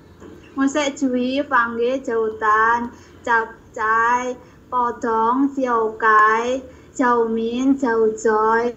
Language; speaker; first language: Chinese; non-native, learner; Indonesian